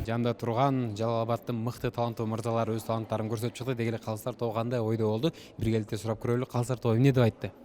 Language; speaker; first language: Kyrgyz; native; Kyrgyz